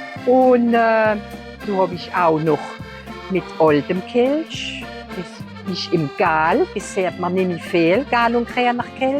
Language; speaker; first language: German; non-native, local second language; Swiss German